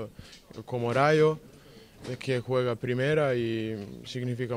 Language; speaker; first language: Spanish; non-native, learner; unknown